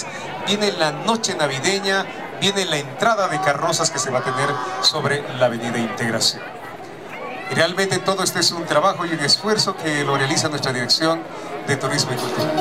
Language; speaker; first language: Spanish; native; Spanish